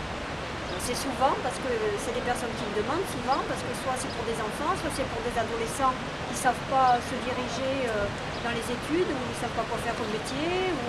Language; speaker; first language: French; native; French